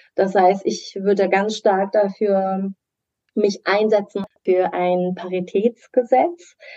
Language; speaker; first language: German; early bilingual, other home language; Persian